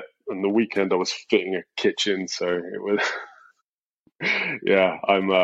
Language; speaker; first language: English; native; English